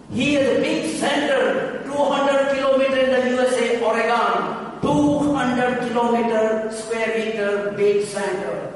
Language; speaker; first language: Spanish; non-native, fluent; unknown